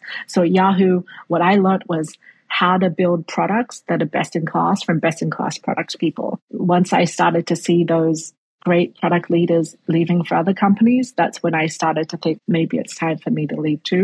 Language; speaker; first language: English; native; English